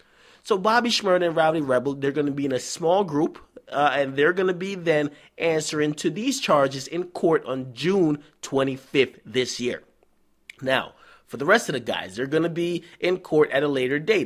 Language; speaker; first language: English; native; English